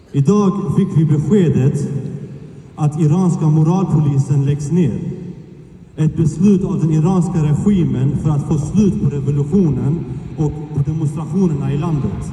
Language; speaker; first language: Swedish; early bilingual, other home language; Kurdish